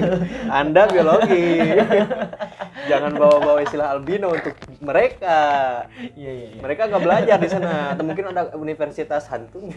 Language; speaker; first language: Indonesian; native; Indonesian